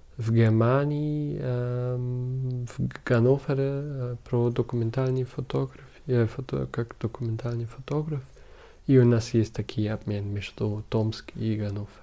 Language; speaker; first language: Russian; non-native, fluent; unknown